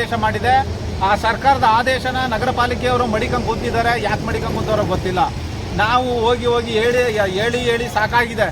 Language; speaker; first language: Kannada; native; Kannada